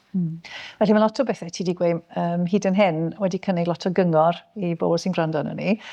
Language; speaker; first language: Welsh; native; Welsh